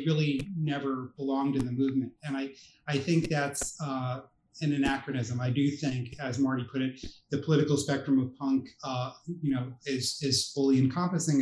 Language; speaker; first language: English; native; English